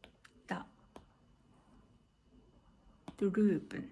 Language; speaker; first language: German; non-native, learner; Korean